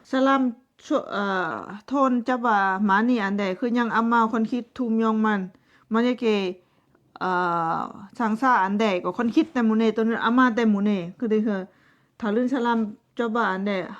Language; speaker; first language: Korean; non-native, learner; Lao